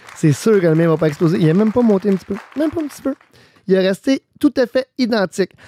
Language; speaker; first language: French; native; French